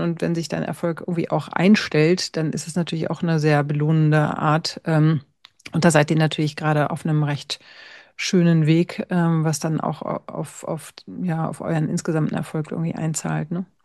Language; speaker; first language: German; native; German